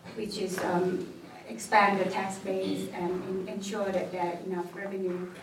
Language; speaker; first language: English; non-native, fluent; Thai